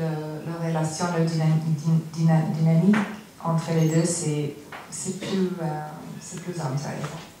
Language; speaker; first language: French; non-native, learner; English